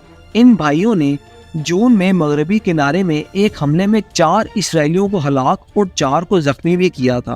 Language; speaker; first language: Urdu; native; Urdu